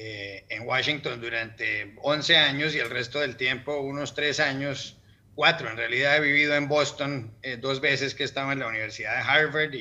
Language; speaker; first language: Spanish; native; Spanish